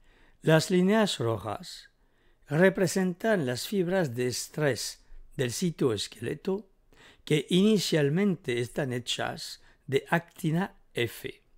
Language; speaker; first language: Spanish; native; Spanish